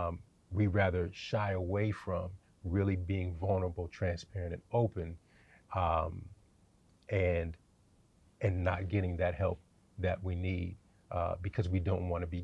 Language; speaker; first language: English; native; English